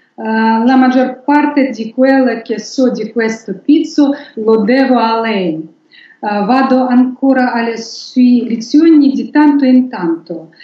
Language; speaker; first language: Italian; non-native, learner; Russian